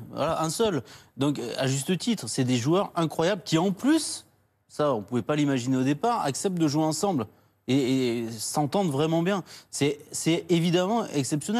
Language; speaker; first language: French; native; French